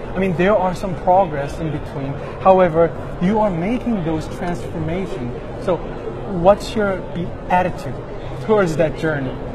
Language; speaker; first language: English; non-native, fluent; Korean